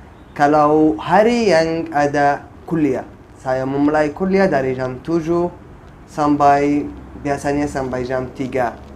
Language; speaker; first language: Indonesian; non-native, fluent; Arabic